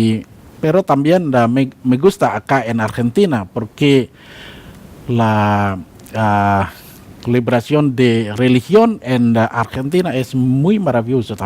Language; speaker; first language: Spanish; non-native, learner; Indonesian